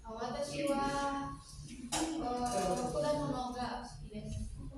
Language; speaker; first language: Japanese; non-native, learner; Indonesian